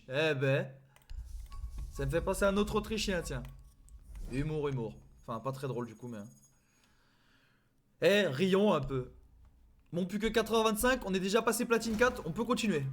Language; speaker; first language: French; native; French